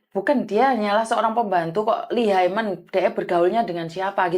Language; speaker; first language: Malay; non-native, local second language; Javanese